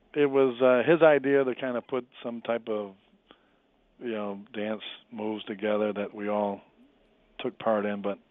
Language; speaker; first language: English; native; English